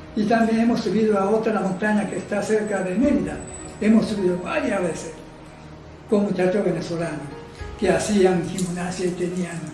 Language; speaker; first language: Spanish; non-native, fluent; Japanese